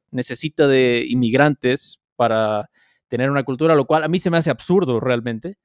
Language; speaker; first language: Spanish; native; Spanish